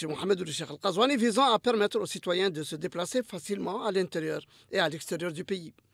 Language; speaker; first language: French; non-native, local second language; Arabic